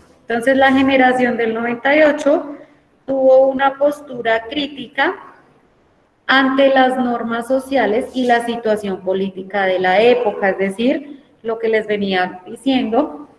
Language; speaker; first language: Spanish; native; Spanish